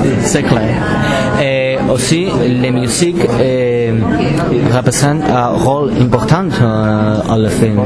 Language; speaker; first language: French; non-native, learner; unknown